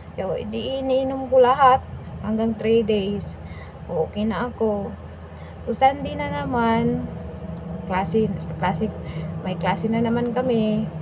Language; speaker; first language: Filipino; non-native, local second language; Cebuano